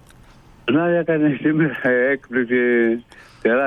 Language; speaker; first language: Greek; non-native, fluent; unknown